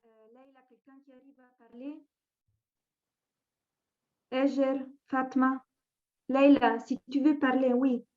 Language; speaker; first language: French; non-native, fluent; Spanish